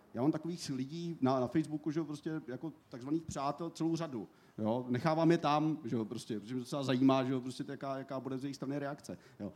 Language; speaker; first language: Czech; native; Czech